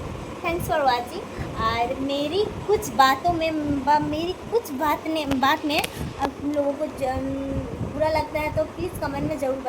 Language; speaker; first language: Hindi; non-native, local second language; Bangla